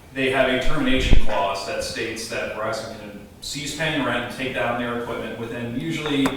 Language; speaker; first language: English; native; English